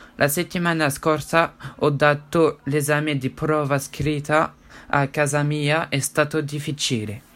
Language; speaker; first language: Italian; non-native, learner; French